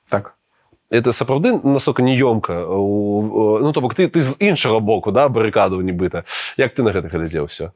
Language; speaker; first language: Belarusian; non-native, local second language; Russian